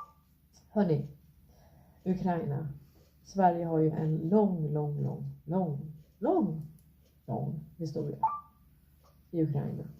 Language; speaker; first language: Swedish; native; Swedish